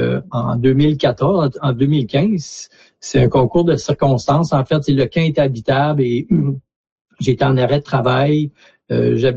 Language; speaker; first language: French; native; French